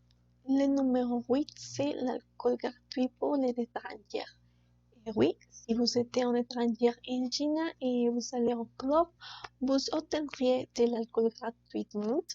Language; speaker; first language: French; non-native, learner; Spanish